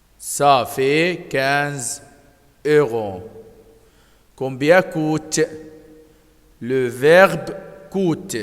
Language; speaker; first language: French; non-native, fluent; Arabic